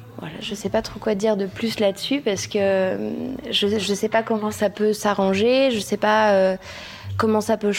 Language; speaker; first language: French; non-native, fluent; Spanish